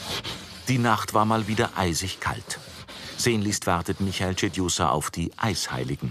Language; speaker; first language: German; native; German